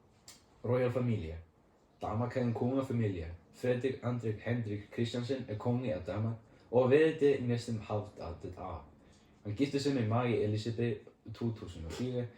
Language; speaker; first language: Danish; non-native, learner; Icelandic